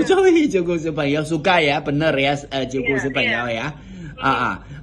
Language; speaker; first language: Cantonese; native; Cantonese